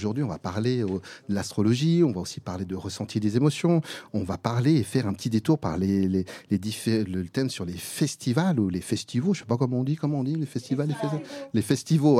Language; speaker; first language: French; native; French